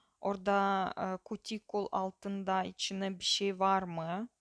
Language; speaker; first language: Turkish; non-native, learner; Russian